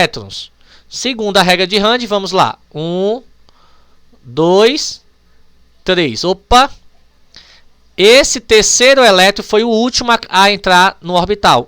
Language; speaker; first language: Portuguese; native; Portuguese